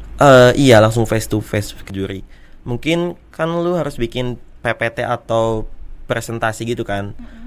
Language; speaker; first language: Indonesian; native; Indonesian